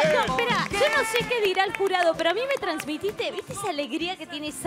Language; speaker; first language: Spanish; native; Spanish